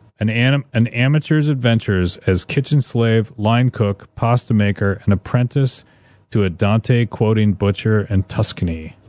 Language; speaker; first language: English; native; English